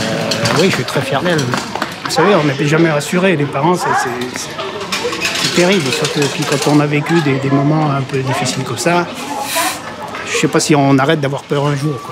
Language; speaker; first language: French; native; French